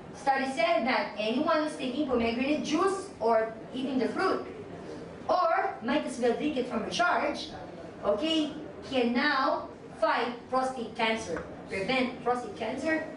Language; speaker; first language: English; non-native, local second language; Filipino